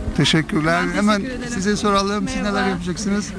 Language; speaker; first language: Turkish; native; Turkish